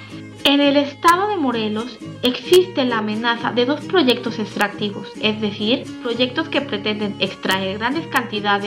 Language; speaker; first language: Spanish; native; Spanish